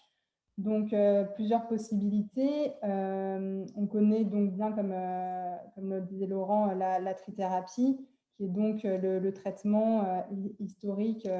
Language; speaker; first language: French; native; French